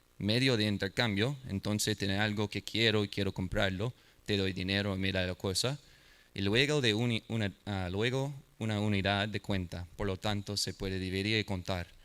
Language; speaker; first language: Spanish; non-native, learner; English